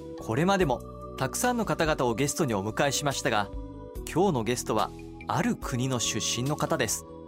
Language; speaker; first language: Japanese; native; Japanese